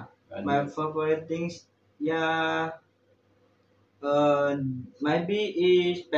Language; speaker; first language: English; non-native, learner; Indonesian